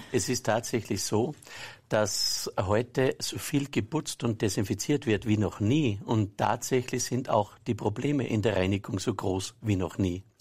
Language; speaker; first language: German; native; German